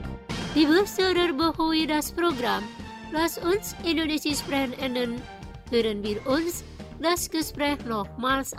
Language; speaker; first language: German; non-native, learner; Indonesian